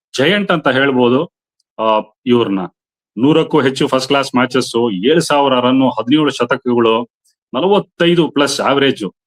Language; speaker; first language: Kannada; native; Kannada